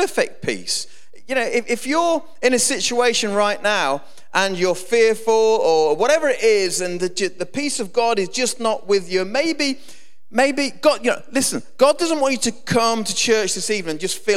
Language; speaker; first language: English; native; English